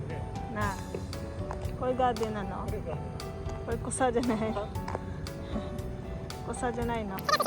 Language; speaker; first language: Japanese; non-native, fluent; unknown